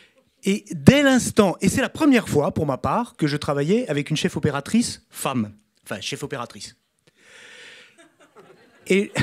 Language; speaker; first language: French; native; French